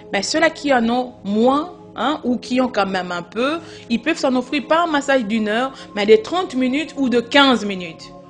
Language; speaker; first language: French; non-native, local second language; Lingala